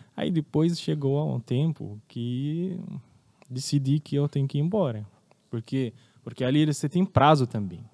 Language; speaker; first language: Portuguese; non-native, fluent; Arabic